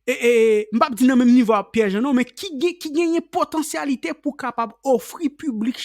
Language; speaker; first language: Haitian Creole; native; Haitian Creole